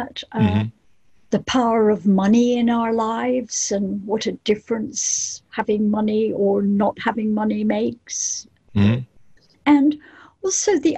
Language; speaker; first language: English; native; English